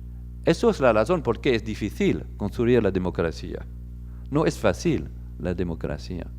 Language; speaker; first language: Spanish; non-native, fluent; French